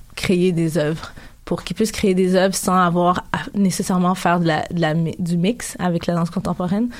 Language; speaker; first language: French; early bilingual, other home language; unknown